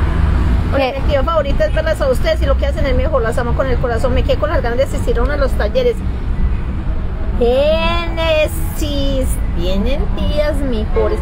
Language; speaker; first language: Spanish; native; Spanish